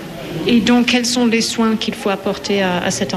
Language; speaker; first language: French; native; French